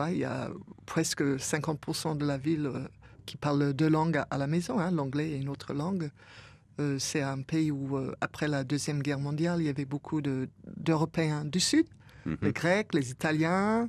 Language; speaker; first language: French; non-native, fluent; English